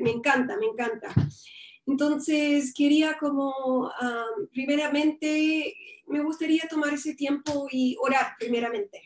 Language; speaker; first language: Spanish; non-native, fluent; English